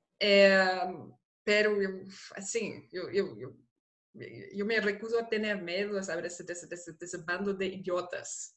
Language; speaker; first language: Spanish; non-native, fluent; German